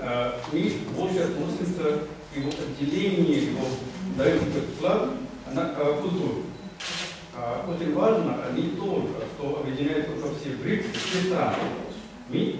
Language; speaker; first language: Russian; non-native, learner; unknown